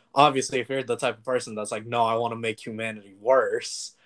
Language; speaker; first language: English; early bilingual, other home language; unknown